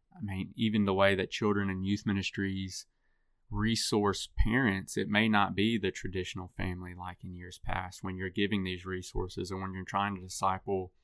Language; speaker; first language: English; native; English